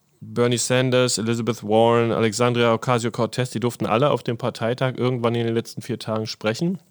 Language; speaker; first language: German; native; German